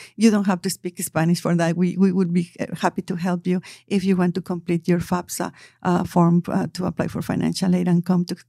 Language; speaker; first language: English; non-native, fluent; Spanish